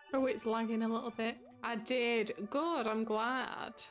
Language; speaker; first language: English; native; English